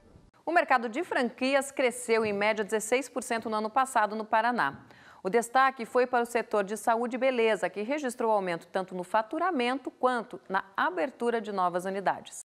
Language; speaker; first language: Portuguese; native; Portuguese